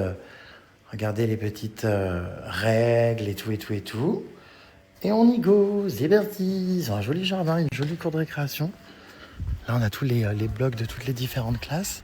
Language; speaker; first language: French; native; French